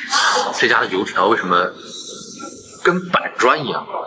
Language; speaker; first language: Chinese; native; Chinese